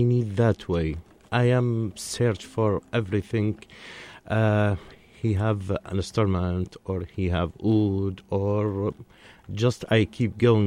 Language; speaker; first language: English; non-native, learner; Arabic